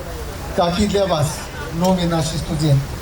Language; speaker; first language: Russian; non-native, learner; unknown